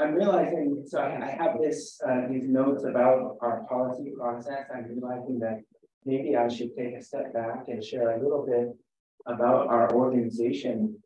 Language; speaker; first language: English; native; English